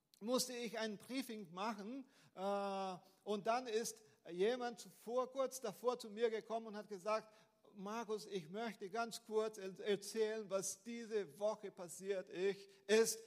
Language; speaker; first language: German; non-native, fluent; Portuguese